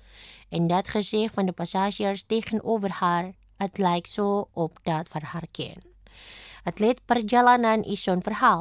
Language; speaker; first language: Dutch; non-native, fluent; Indonesian